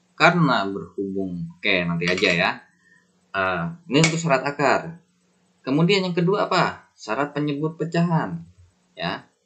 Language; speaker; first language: Indonesian; native; Indonesian